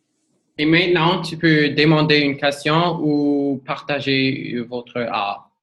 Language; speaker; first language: French; non-native, learner; English